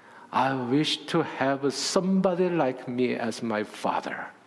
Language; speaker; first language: English; non-native, fluent; Korean